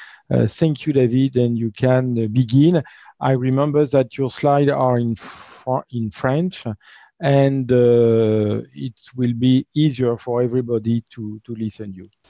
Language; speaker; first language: English; non-native, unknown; French